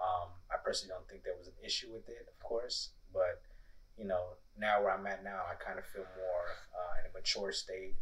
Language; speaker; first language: English; early bilingual, other home language; Tigrinya